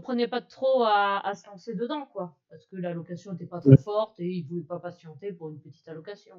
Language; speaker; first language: French; native; French